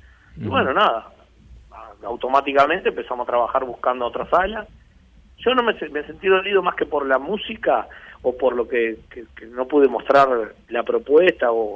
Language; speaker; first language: Spanish; native; Spanish